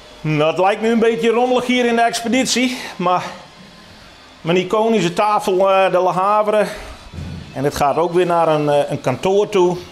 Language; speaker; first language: Dutch; non-native, local second language; Western Frisian